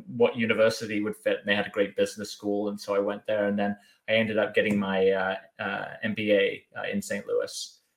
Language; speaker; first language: English; native; English